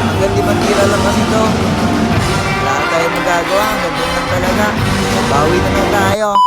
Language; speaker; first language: Filipino; native; Filipino